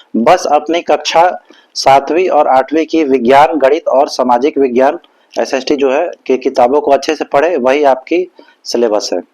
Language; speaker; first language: Hindi; native; Hindi